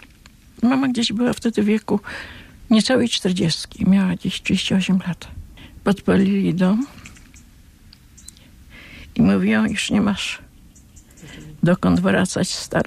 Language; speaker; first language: Polish; non-native, local second language; Ukrainian